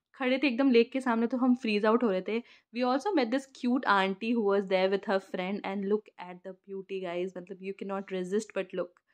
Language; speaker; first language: Hindi; native; Hindi